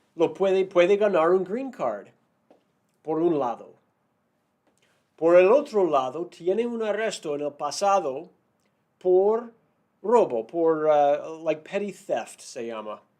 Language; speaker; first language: Spanish; non-native, fluent; English